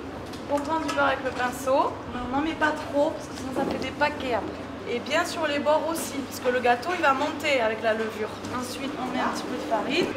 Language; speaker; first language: French; native; French